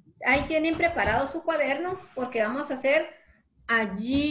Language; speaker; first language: Spanish; native; Spanish